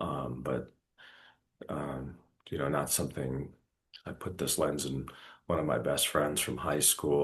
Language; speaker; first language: English; native; English